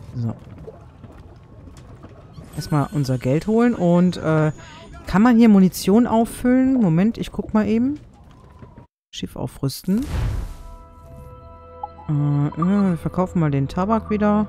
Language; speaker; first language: German; native; German